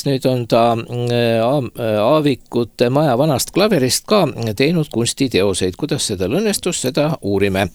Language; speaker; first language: Estonian; native; Estonian